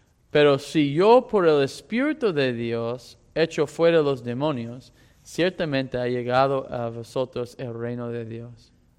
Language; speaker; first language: Spanish; non-native, fluent; English